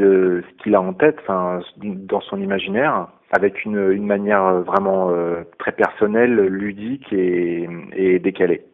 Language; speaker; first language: French; native; French